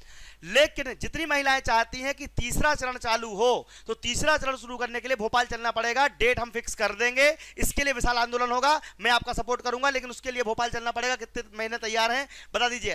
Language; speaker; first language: Hindi; native; Hindi